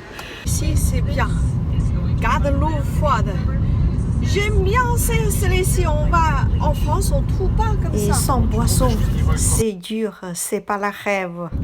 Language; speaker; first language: French; non-native, learner; Chinese